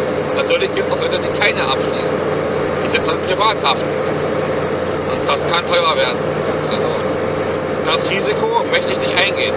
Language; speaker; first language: German; native; German